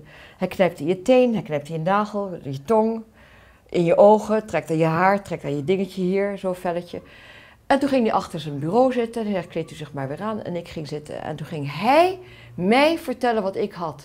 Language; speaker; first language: Dutch; native; Dutch